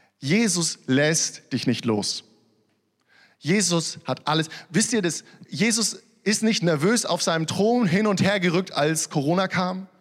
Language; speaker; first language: German; early bilingual, other home language; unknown